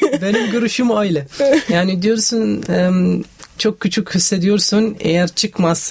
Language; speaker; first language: Turkish; non-native, learner; Arabic